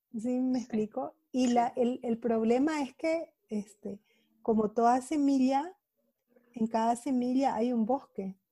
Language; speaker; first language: Spanish; native; Spanish